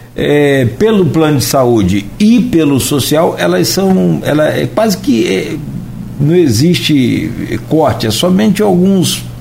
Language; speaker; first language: Portuguese; native; Portuguese